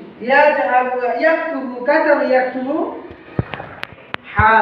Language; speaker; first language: Arabic; non-native, fluent; Bangla